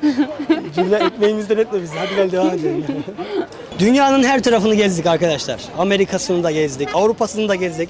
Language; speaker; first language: Turkish; native; Turkish